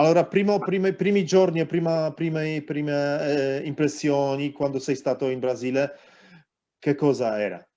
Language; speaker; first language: Italian; non-native, learner; Polish